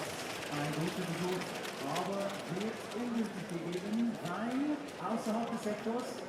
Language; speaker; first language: German; native; German